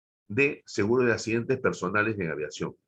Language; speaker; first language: Spanish; native; Spanish